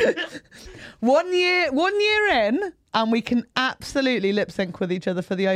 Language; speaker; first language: English; native; English